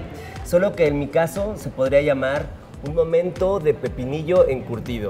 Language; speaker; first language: Spanish; native; Spanish